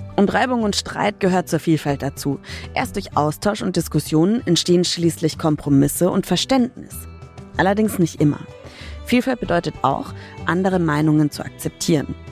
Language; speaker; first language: German; native; German